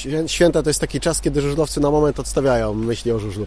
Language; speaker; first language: Polish; native; Polish